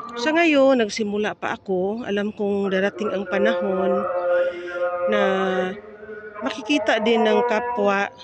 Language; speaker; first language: Filipino; native; Filipino